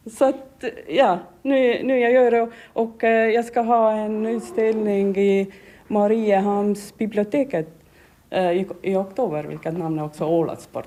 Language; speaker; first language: Swedish; non-native, learner; Estonian